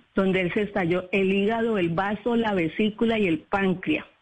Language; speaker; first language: Spanish; native; Spanish